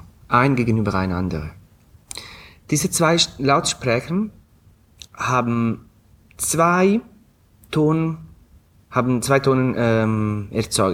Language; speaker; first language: German; non-native, fluent; Italian